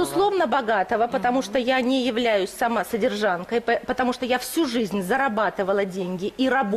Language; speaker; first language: Russian; native; Russian